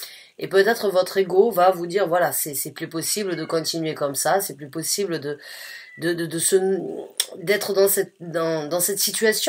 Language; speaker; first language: French; native; French